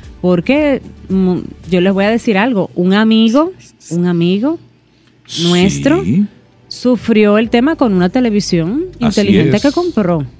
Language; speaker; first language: Spanish; native; Spanish